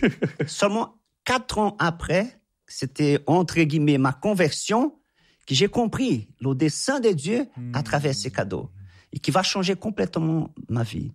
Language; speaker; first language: French; non-native, fluent; Portuguese